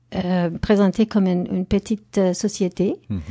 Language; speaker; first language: French; non-native, fluent; Spanish